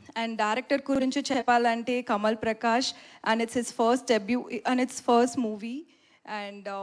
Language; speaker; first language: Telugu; non-native, learner; Tamil